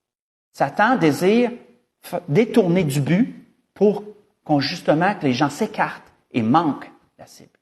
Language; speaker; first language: French; native; French